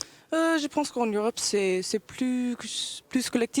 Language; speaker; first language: French; early bilingual, heritage; English